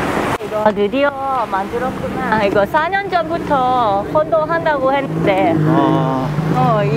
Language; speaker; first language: Korean; non-native, fluent; Thai